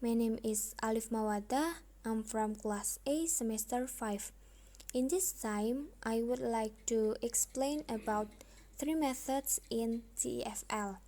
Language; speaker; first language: English; non-native, learner; Indonesian